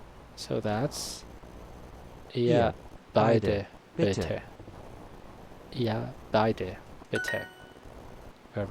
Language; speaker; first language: German; non-native, learner; Spanish